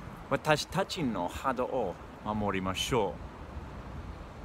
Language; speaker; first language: Japanese; non-native, learner; English